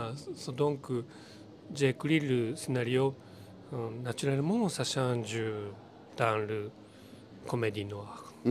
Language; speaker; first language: French; non-native, learner; Japanese